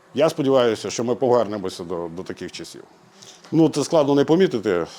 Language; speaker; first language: Ukrainian; native; Ukrainian